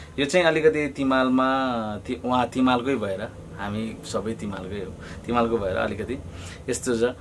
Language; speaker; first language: Nepali; non-native, local second language; Eastern Tamang